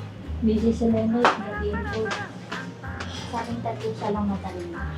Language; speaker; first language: Filipino; native; Filipino